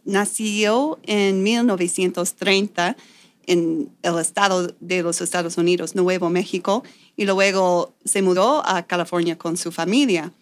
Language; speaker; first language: Spanish; non-native, fluent; English